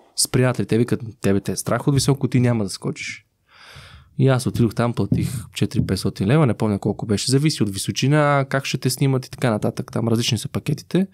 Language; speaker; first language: Bulgarian; native; Bulgarian